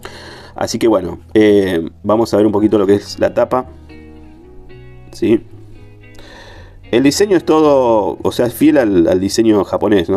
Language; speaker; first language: Spanish; native; Spanish